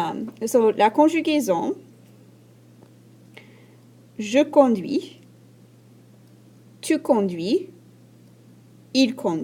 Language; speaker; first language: French; non-native, fluent; English